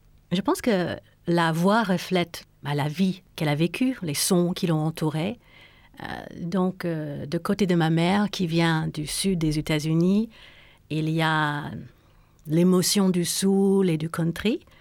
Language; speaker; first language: French; non-native, fluent; English